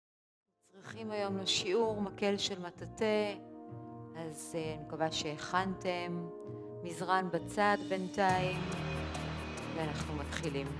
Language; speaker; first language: Hebrew; native; Hebrew